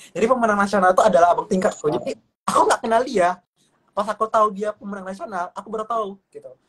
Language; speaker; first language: Indonesian; non-native, local second language; Malay